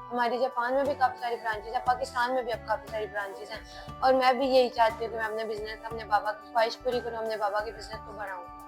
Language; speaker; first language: Urdu; native; Urdu